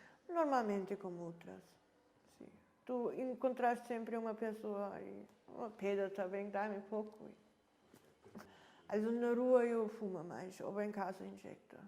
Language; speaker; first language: Portuguese; non-native, learner; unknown